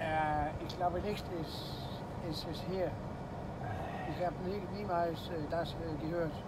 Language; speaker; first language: German; non-native, learner; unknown